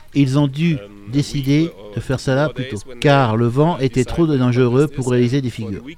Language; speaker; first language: French; non-native, fluent; German